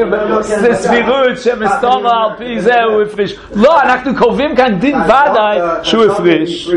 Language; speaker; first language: Hebrew; non-native, fluent; English